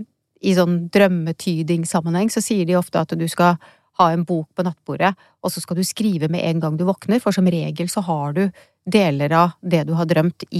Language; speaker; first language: Norwegian; native; Norwegian